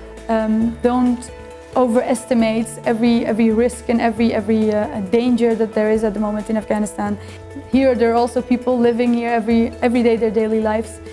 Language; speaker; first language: English; non-native, fluent; Persian